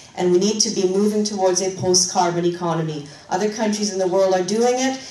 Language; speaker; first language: English; native; English